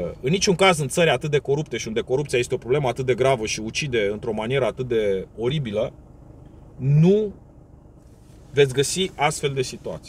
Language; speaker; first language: Romanian; native; Romanian